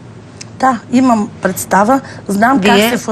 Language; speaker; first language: Bulgarian; native; Bulgarian